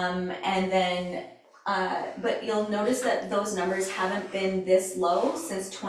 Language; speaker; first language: English; native; English